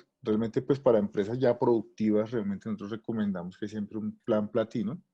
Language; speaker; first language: Spanish; native; Spanish